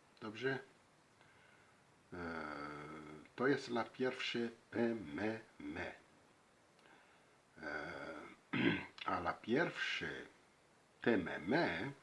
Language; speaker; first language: Polish; non-native, learner; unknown